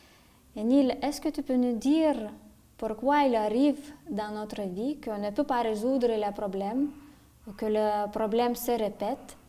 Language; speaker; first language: French; non-native, fluent; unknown